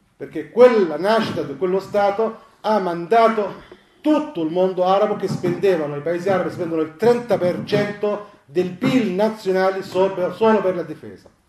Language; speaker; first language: Italian; non-native, fluent; Arabic